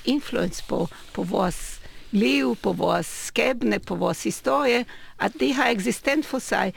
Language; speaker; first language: Danish; non-native, fluent; Hebrew